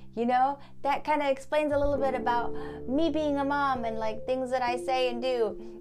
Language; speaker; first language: English; early bilingual, other home language; German